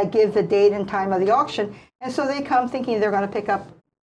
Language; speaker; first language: English; native; English